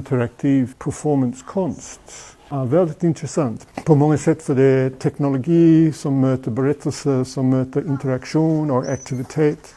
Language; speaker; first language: Swedish; non-native, fluent; English